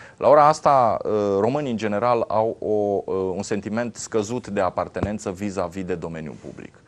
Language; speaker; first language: Romanian; native; Romanian